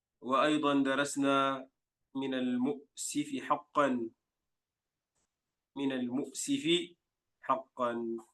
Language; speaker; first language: Arabic; non-native, fluent; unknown